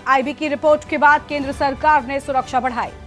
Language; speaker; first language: Hindi; native; Hindi